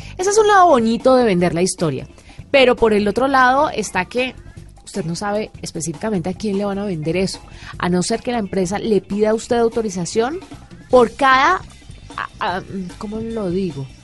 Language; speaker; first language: Spanish; native; Spanish